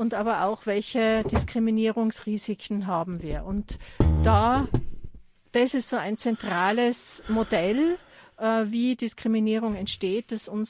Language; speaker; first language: German; native; German